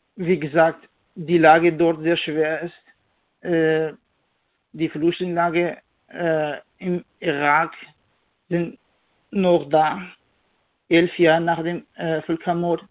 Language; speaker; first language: German; non-native, learner; Kurdish